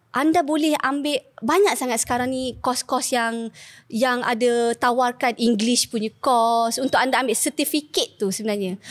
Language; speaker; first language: Malay; native; Malay